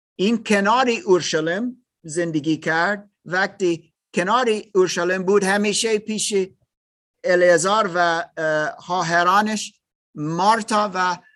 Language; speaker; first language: Persian; non-native, learner; German